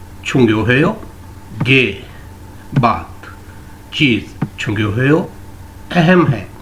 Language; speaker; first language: Korean; non-native, learner; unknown